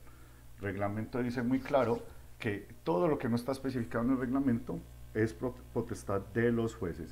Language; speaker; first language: Spanish; native; Spanish